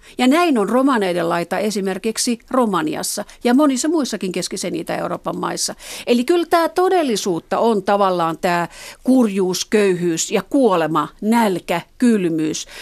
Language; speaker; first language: Finnish; native; Finnish